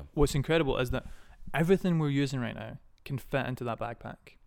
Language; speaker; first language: English; native; English